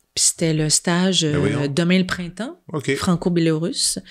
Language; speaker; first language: French; native; French